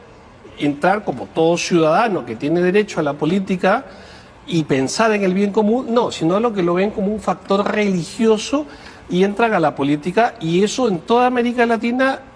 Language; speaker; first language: Spanish; native; Spanish